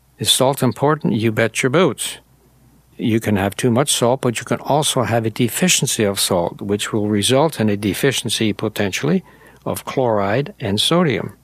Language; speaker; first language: English; native; English